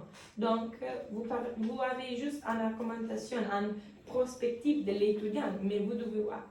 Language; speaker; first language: French; non-native, learner; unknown